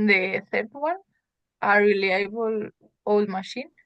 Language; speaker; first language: English; non-native, learner; Spanish